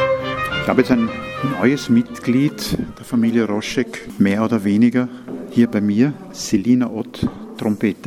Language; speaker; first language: German; native; German